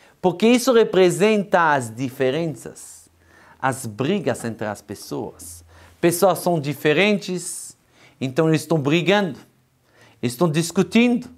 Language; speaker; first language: Portuguese; non-native, fluent; Hebrew